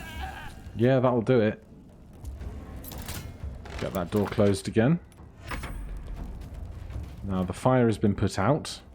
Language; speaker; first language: English; native; English